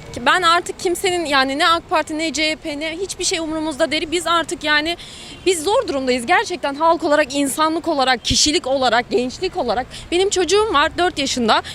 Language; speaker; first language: Turkish; native; Turkish